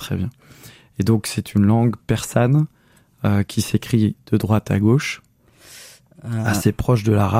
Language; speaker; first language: French; native; French